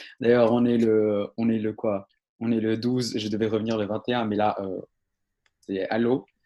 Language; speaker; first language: French; non-native, local second language; Arabic